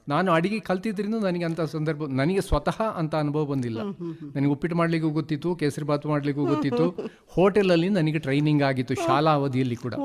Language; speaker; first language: Kannada; non-native, local second language; Tulu